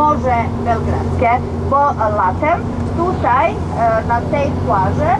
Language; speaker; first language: Polish; non-native, learner; Serbian